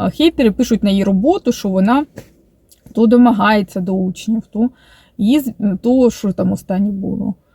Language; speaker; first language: Ukrainian; non-native, local second language; Russian